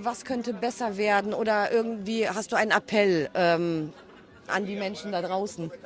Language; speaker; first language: German; native; German